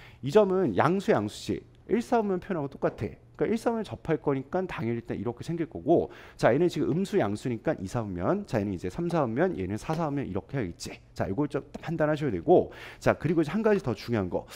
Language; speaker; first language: Korean; native; Korean